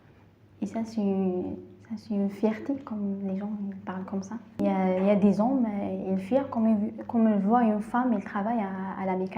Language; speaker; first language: French; non-native, learner; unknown